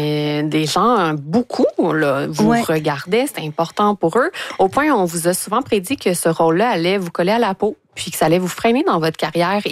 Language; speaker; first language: French; native; French